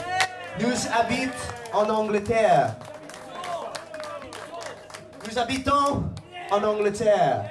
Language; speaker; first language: French; non-native, learner; English